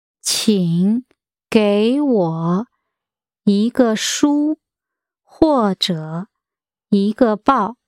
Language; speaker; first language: Chinese; non-native, learner; English